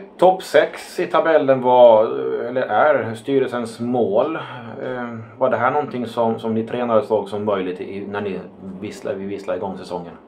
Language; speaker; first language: Swedish; native; Swedish